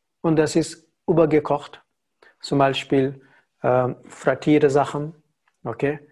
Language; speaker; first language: German; non-native, learner; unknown